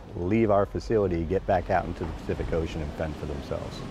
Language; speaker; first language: English; native; English